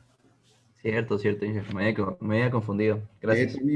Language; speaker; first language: Spanish; native; Spanish